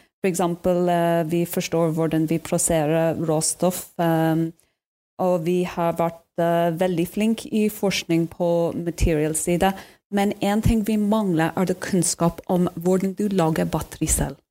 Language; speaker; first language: Norwegian; non-native, fluent; English